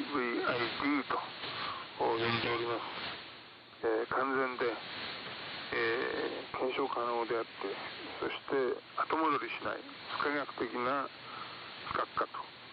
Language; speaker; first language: Japanese; native; Japanese